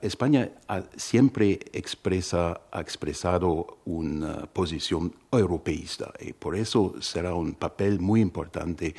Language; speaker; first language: Spanish; non-native, fluent; German